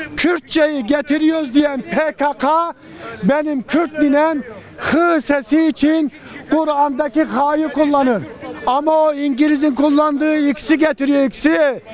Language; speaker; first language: Turkish; native; Turkish